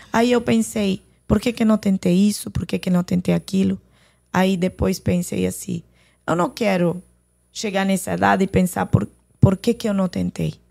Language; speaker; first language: Portuguese; non-native, fluent; Arabic